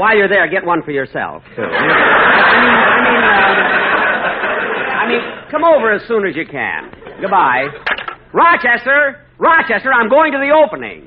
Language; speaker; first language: English; native; English